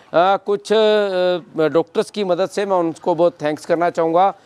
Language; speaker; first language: Hindi; native; Hindi